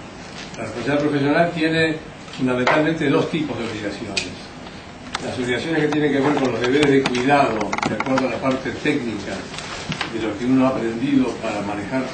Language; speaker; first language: Spanish; native; Spanish